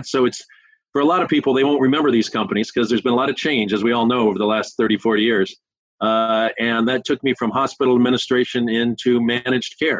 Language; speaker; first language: English; native; English